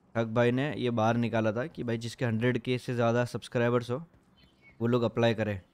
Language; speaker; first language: Hindi; non-native, local second language; Gujarati